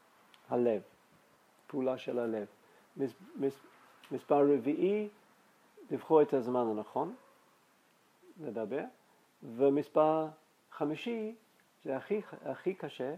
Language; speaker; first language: Hebrew; non-native, fluent; English